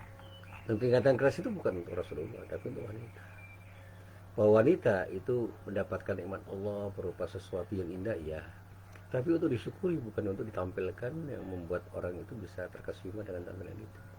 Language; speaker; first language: Indonesian; native; Indonesian